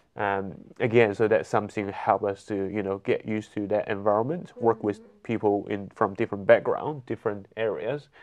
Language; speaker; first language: English; non-native, fluent; Chinese